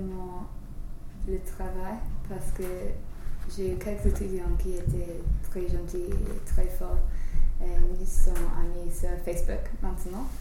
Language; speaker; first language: French; non-native, learner; English